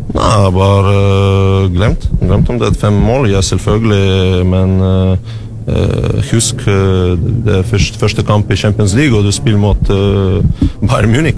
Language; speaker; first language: Norwegian; non-native, fluent; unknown